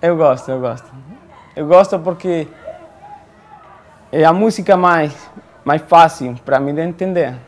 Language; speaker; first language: Portuguese; non-native, fluent; Spanish